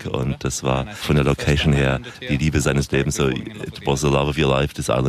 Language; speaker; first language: German; native; German